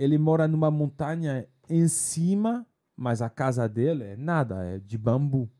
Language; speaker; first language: Portuguese; non-native, fluent; French